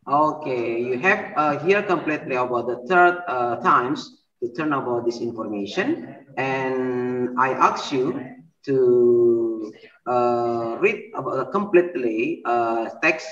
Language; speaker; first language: English; non-native, learner; Indonesian